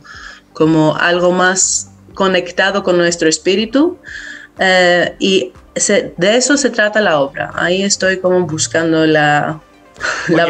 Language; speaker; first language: Spanish; non-native, fluent; Greek